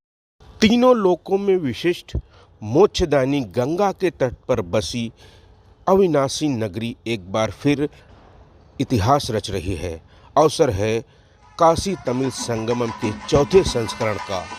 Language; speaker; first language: Hindi; native; Hindi